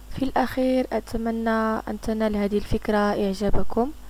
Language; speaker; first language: Arabic; native; Arabic